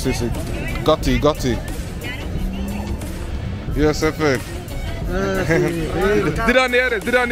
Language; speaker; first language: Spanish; non-native, learner; English